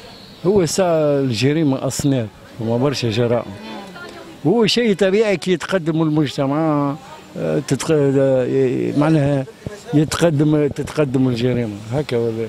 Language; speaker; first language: Arabic; native; Arabic